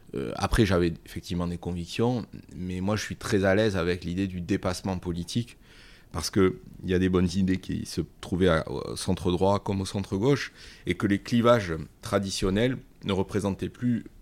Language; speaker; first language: French; native; French